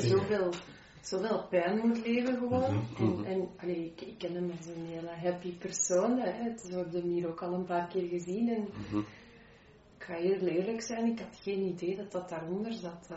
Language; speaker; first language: Dutch; native; Dutch